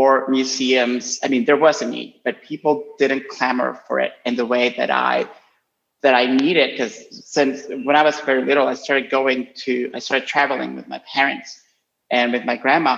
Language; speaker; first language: English; non-native, fluent; Spanish